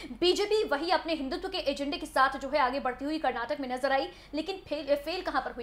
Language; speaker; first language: Hindi; native; Hindi